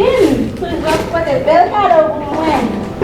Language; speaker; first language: Portuguese; non-native, learner; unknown